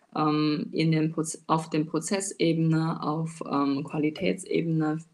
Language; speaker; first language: German; non-native, fluent; Chinese